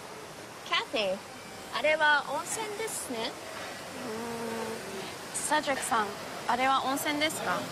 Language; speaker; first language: Japanese; non-native, learner; English